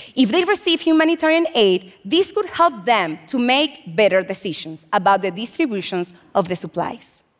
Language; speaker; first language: English; non-native, fluent; Spanish